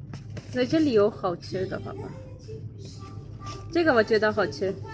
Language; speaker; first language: Chinese; non-native, fluent; Urdu